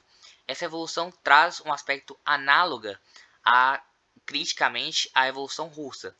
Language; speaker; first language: Portuguese; native; Portuguese